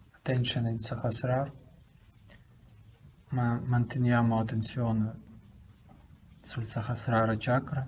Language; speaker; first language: Italian; non-native, learner; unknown